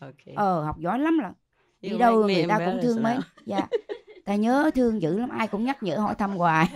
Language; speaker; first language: Vietnamese; native; Vietnamese